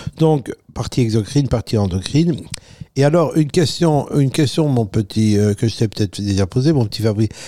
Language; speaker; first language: French; non-native, fluent; Italian